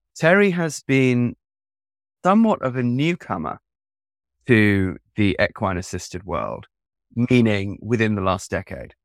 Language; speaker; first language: English; native; English